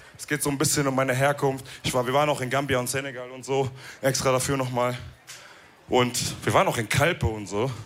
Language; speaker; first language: German; early bilingual, other home language; Wolof